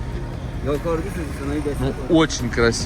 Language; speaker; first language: Russian; native; Russian